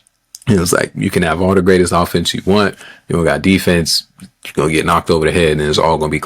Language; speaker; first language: English; native; English